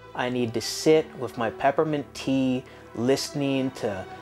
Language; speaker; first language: English; native; English